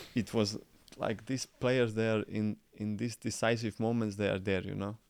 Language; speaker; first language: English; non-native, fluent; Croatian